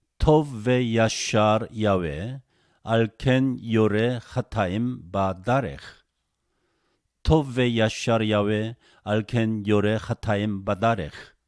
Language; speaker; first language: Hebrew; non-native, fluent; Korean